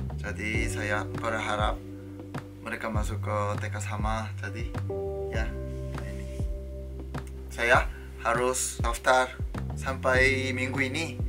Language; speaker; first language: Indonesian; non-native, fluent; Korean